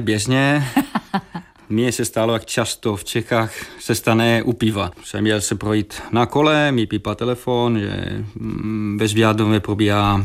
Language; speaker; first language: Czech; non-native, fluent; Italian